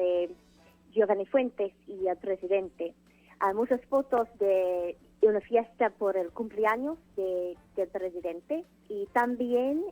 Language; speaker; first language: Spanish; non-native, fluent; English